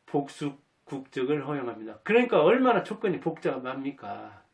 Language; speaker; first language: Korean; native; Korean